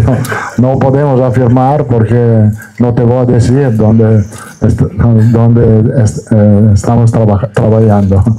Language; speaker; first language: Portuguese; non-native, learner; Italian